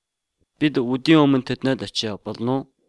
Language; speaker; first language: Mongolian; native; Mongolian